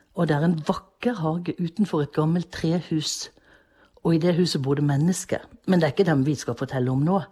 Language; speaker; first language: Norwegian; early bilingual, other home language; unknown